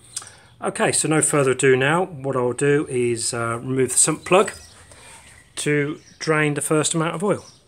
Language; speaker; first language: English; native; English